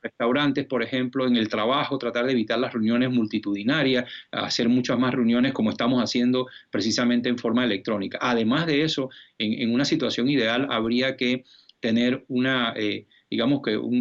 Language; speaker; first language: Spanish; native; Spanish